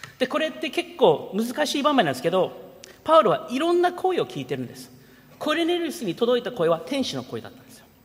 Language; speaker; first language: Japanese; early bilingual, heritage; Japanese